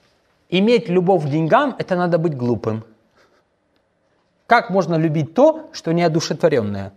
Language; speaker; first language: Russian; native; Russian